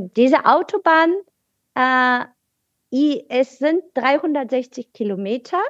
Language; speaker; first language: German; non-native, fluent; Bulgarian